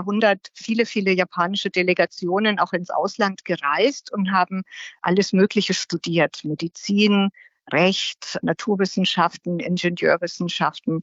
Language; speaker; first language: German; native; German